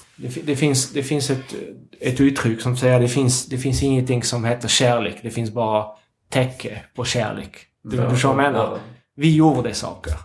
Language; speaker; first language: Swedish; non-native, fluent; French